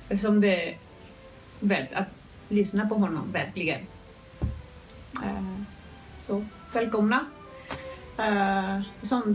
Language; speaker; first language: Swedish; non-native, fluent; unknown